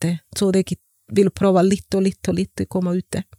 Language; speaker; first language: Norwegian; non-native, learner; Portuguese